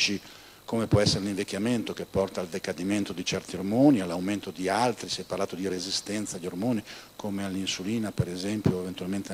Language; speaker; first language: Italian; native; Italian